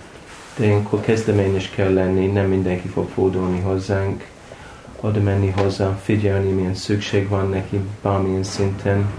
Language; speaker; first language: Hungarian; non-native, learner; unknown